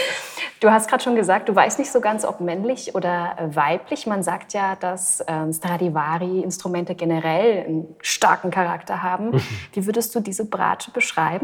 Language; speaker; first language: German; native; German